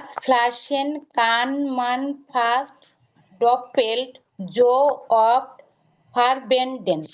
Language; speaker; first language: German; non-native, learner; Bangla